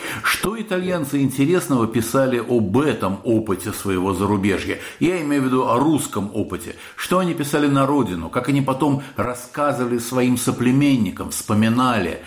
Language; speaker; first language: Russian; native; Russian